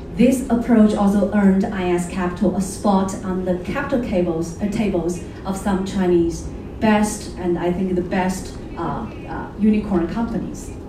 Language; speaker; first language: English; non-native, fluent; Chinese